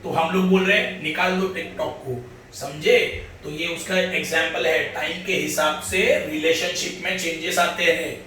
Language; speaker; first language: Hindi; non-native, local second language; Marathi